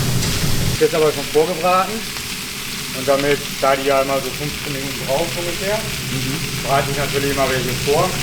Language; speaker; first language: German; native; German